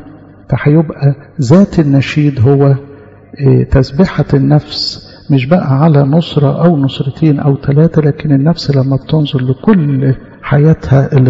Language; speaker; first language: Arabic; native; Arabic